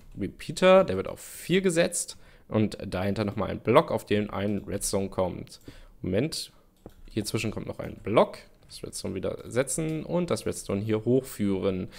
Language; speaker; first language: German; native; German